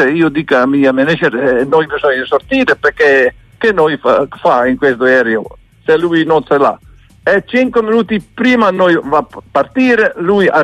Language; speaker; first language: Italian; non-native, learner; Dutch